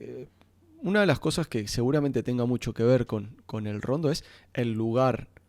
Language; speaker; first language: Spanish; native; Spanish